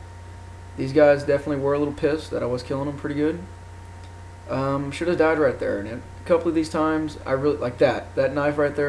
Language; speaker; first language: English; native; English